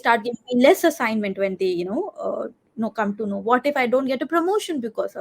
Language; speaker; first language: English; non-native, local second language; Hindi